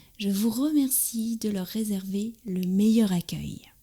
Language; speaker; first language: French; native; French